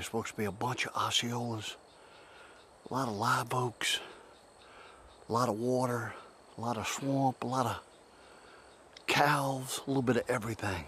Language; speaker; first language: English; native; English